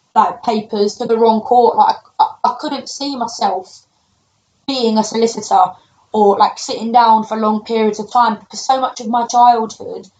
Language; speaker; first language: English; native; English